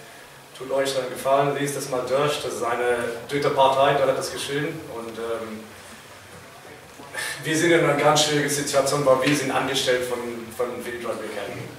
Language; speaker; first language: German; non-native, fluent; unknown